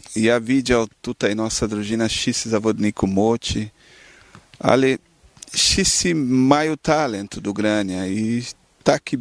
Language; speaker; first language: Polish; non-native, learner; Portuguese